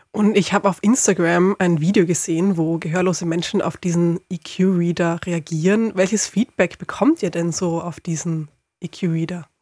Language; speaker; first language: German; native; German